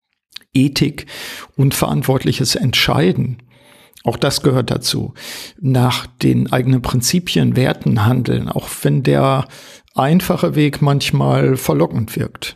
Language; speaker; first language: German; native; German